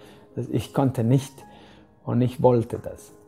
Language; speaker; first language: German; non-native, fluent; Spanish